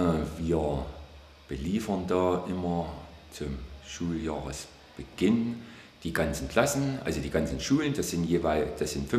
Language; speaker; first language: German; native; German